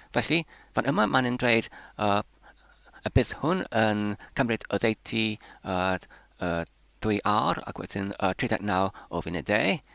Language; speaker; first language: Welsh; non-native, learner; Polish